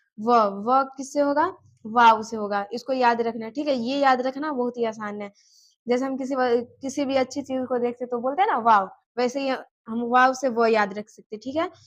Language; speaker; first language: Hindi; native; Hindi